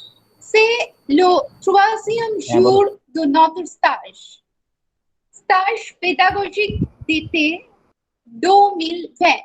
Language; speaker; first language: French; non-native, fluent; Bangla